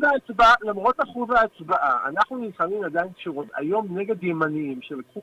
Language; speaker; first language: Hebrew; native; Hebrew